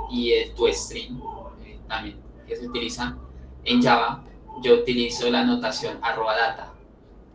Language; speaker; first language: Spanish; native; Spanish